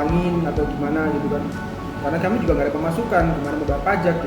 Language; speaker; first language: Indonesian; native; Indonesian